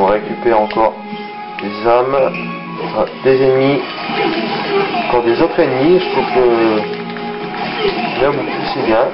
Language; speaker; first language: French; native; French